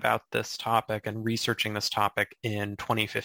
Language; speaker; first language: English; native; English